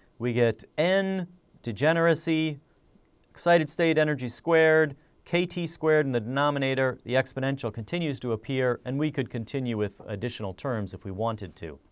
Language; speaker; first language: English; native; English